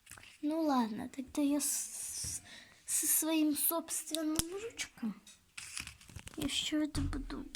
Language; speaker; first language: Russian; non-native, local second language; Kazakh